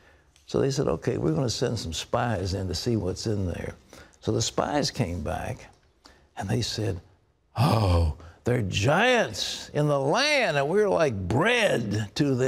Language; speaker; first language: English; native; English